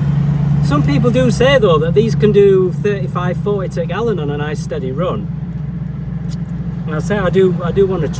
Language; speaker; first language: English; native; English